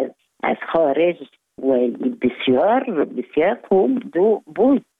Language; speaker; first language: Persian; non-native, fluent; Arabic